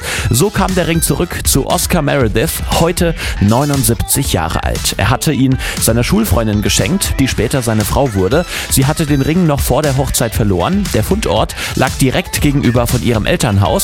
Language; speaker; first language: German; native; German